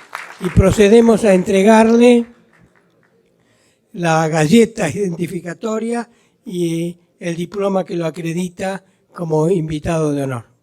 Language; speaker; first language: Spanish; native; Spanish